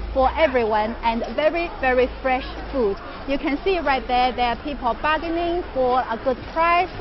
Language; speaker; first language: English; non-native, fluent; Chinese